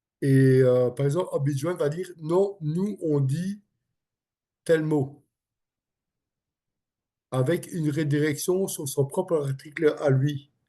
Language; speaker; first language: French; non-native, local second language; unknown